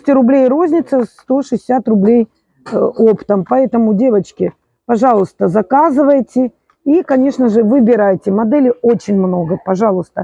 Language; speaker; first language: Russian; native; Russian